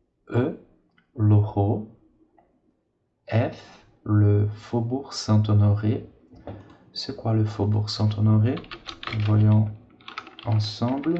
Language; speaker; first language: French; non-native, fluent; Portuguese